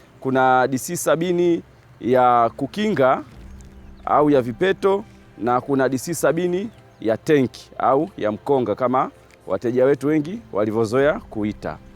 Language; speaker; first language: Swahili; native; Swahili